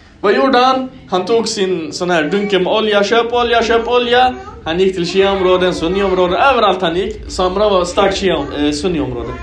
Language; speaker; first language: Swedish; early bilingual, other home language; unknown